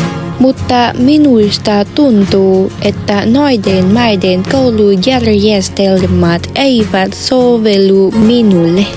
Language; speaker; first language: Finnish; non-native, learner; Vietnamese